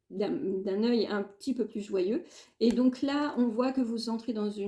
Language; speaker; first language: French; native; French